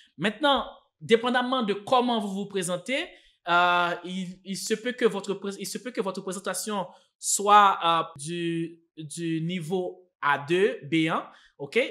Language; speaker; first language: French; non-native, local second language; Haitian Creole